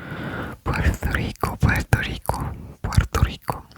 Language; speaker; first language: Spanish; non-native, learner; French